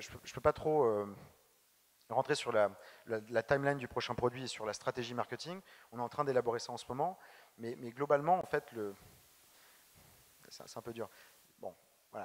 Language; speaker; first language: French; native; French